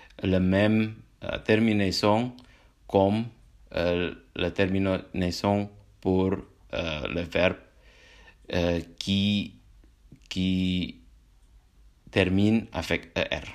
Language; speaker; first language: French; non-native, learner; Indonesian